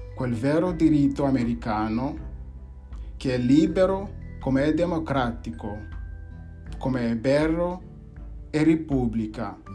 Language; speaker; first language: Italian; non-native, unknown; English